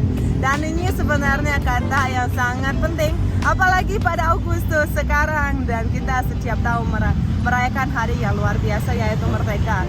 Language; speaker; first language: Indonesian; non-native, fluent; Russian